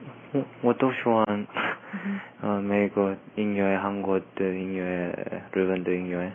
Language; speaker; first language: Chinese; non-native, learner; English